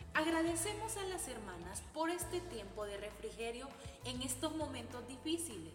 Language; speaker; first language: Spanish; native; Spanish